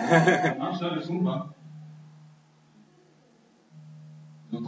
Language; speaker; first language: French; native; French